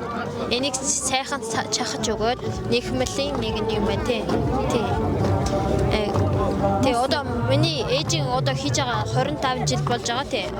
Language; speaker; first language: Mongolian; non-native, local second language; Kazakh